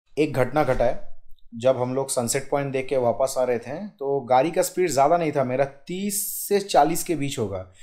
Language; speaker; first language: Hindi; non-native, local second language; Bangla